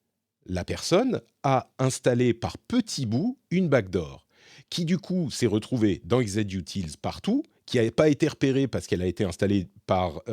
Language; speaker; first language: French; native; French